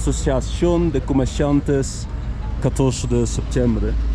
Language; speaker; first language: Spanish; non-native, learner; Dutch